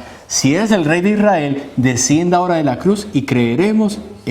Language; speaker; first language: Spanish; native; Spanish